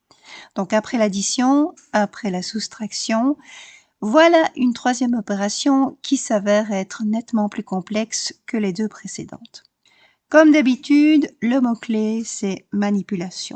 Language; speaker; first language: French; native; French